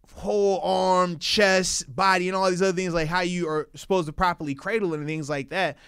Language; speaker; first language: English; native; English